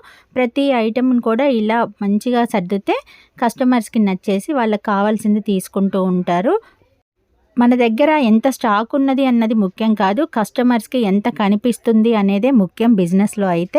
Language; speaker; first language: Telugu; native; Telugu